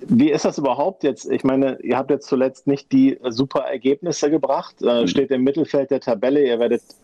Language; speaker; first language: German; native; German